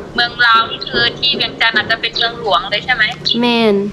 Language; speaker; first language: Thai; non-native, fluent; Burmese